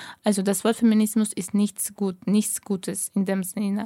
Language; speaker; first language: German; non-native, fluent; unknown